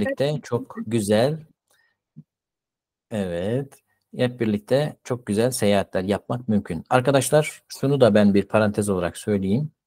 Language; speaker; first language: Turkish; native; Turkish